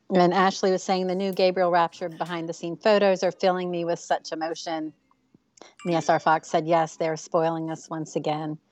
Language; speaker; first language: English; native; English